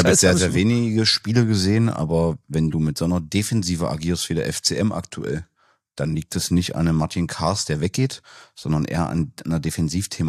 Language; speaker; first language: German; native; German